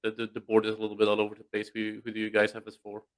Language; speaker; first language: English; non-native, fluent; Dutch